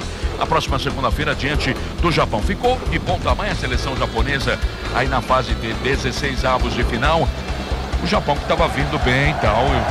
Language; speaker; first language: Portuguese; native; Portuguese